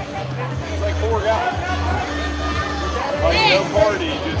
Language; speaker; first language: English; native; English